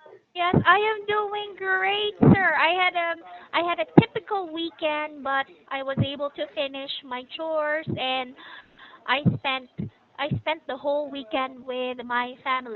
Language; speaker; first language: English; non-native, fluent; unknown